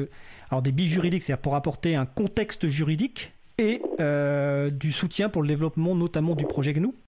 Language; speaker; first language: French; native; French